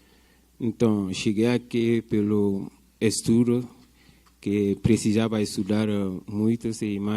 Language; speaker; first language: Portuguese; non-native, fluent; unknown